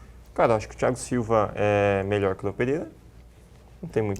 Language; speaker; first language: Portuguese; native; Portuguese